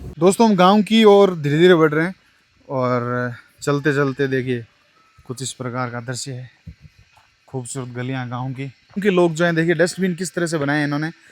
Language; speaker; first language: Hindi; native; Hindi